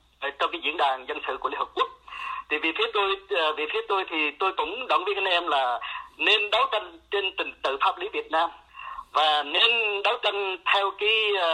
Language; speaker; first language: Vietnamese; non-native, local second language; Eastern Cham